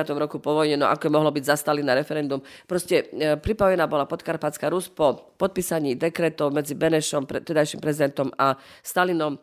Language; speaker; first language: Slovak; non-native, local second language; Rusyn